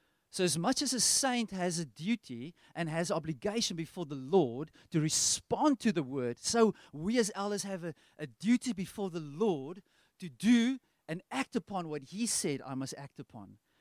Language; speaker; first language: English; non-native, local second language; Afrikaans